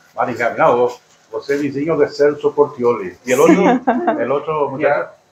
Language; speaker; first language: Spanish; native; Spanish